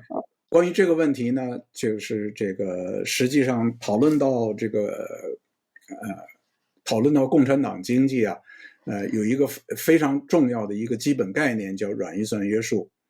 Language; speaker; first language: Chinese; native; Chinese